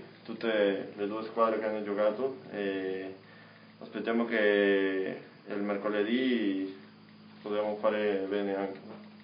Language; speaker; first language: Italian; non-native, learner; Spanish